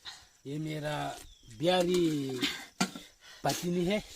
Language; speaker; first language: Hindi; non-native, local second language; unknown